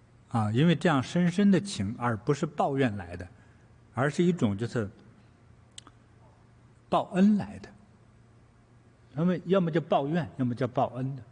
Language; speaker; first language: Chinese; native; Chinese